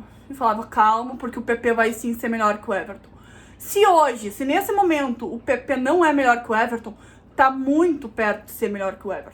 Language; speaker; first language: Portuguese; native; Portuguese